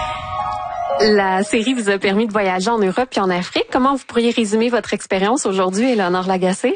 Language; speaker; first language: French; native; French